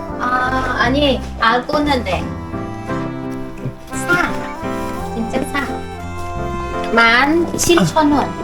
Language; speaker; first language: Korean; non-native, learner; Vietnamese